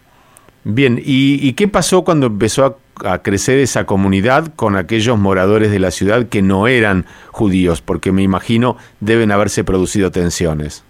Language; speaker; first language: Spanish; native; Spanish